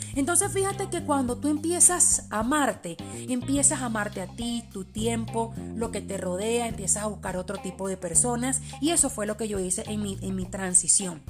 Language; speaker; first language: Spanish; early bilingual, other home language; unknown